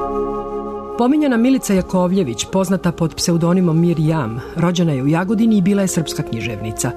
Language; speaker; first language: Serbian; native; Serbian